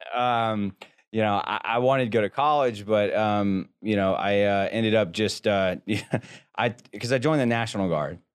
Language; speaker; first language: English; native; English